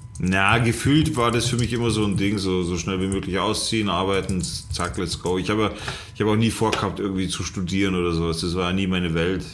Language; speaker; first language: German; early bilingual, other home language; Polish